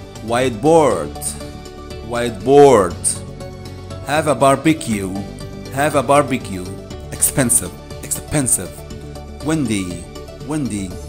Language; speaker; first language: English; non-native, fluent; Arabic